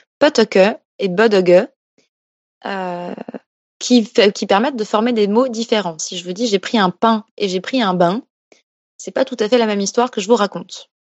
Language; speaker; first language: French; native; French